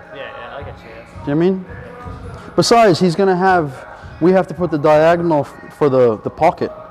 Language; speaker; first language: English; native; English